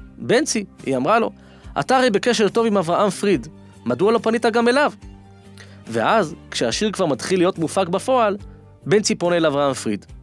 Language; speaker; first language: Hebrew; native; Hebrew